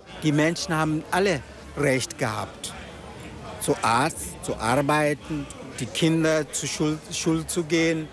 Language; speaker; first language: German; non-native, fluent; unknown